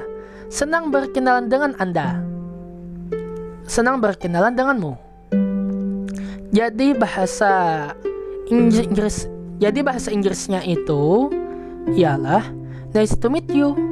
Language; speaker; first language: Indonesian; native; Indonesian